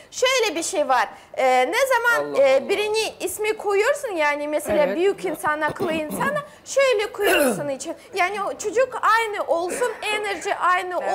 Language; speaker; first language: Turkish; non-native, learner; Russian